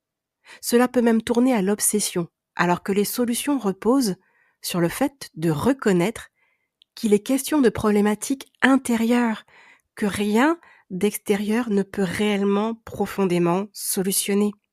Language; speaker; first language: French; native; French